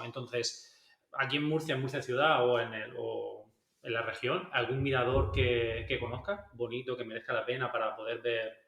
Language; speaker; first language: Spanish; native; Spanish